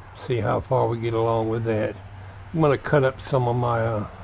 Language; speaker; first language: English; native; English